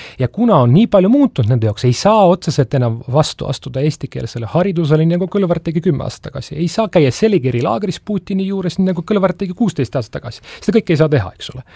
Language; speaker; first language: Estonian; non-native, local second language; Russian